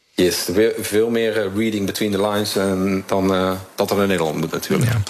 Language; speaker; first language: Dutch; native; Dutch